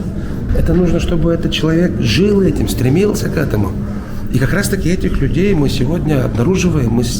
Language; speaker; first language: Russian; native; Russian